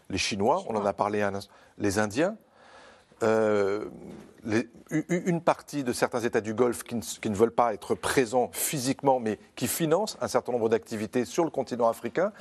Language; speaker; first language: French; native; French